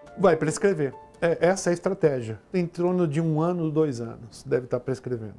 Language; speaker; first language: Portuguese; native; Portuguese